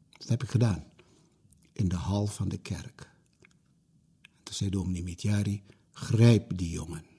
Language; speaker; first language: Dutch; early bilingual, other home language; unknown